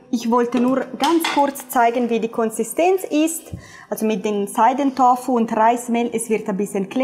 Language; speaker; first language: German; non-native, fluent; Italian